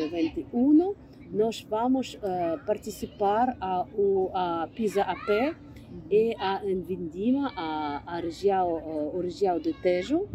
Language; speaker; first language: Portuguese; non-native, learner; English